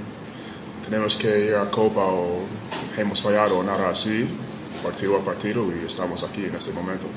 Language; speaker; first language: Spanish; non-native, fluent; English